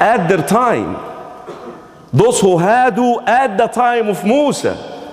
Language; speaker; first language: English; non-native, fluent; Arabic